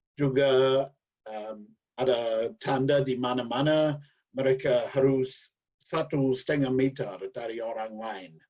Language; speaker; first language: Indonesian; non-native, learner; English